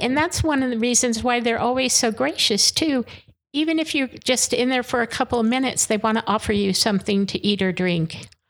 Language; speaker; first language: English; native; English